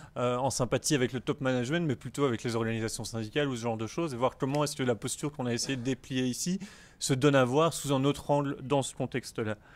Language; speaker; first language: French; native; French